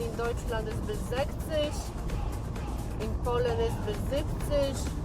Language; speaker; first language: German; non-native, learner; Polish